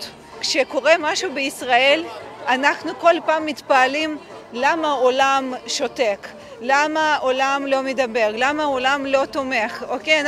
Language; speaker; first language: Hebrew; non-native, fluent; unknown